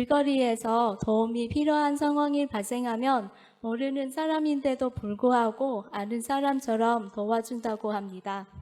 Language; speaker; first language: Korean; non-native, fluent; Vietnamese